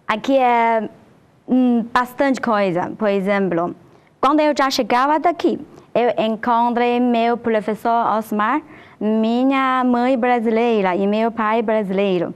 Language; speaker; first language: Portuguese; non-native, learner; Chinese